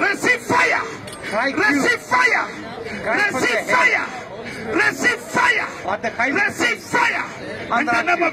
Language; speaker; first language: English; non-native, learner; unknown